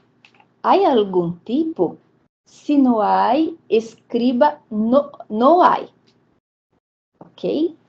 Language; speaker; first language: Spanish; non-native, fluent; Portuguese